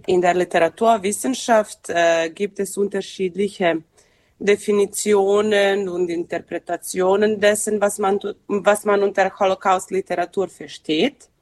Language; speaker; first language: German; non-native, fluent; Serbian